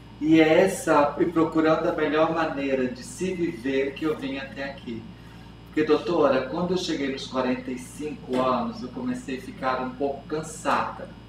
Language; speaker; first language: Portuguese; native; Portuguese